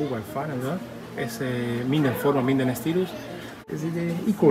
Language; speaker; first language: Hungarian; non-native, learner; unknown